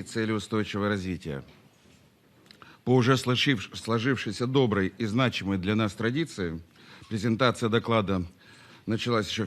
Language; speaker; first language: Russian; native; Russian